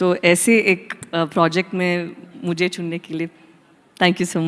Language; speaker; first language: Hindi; non-native, local second language; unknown